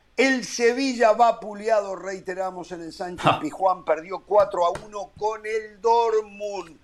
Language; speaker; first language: Spanish; native; Spanish